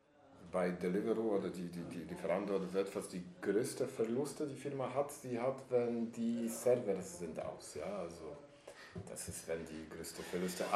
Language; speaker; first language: German; non-native, learner; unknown